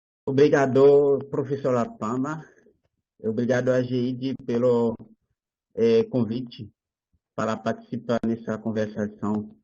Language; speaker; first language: Portuguese; non-native, learner; Haitian Creole